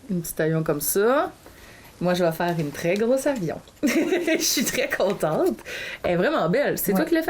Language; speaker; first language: French; native; French